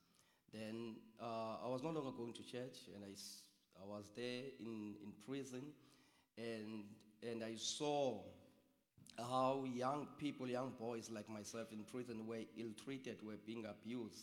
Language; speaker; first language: English; non-native, local second language; Xhosa